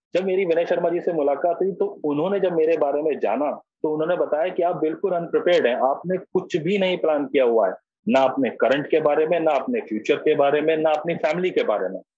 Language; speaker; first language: Hindi; native; Hindi